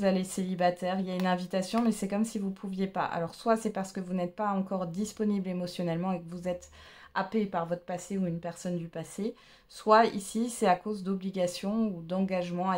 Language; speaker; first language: French; native; French